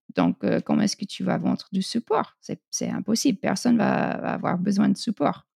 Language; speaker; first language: French; non-native, fluent; English